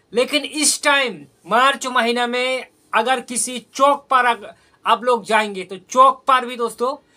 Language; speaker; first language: Hindi; non-native, local second language; Bangla